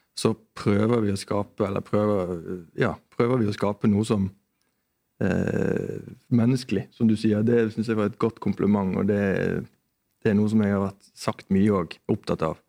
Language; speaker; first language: Norwegian; native; Norwegian